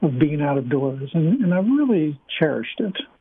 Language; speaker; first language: English; native; English